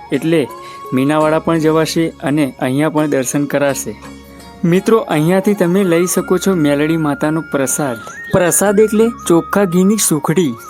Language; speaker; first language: Gujarati; native; Gujarati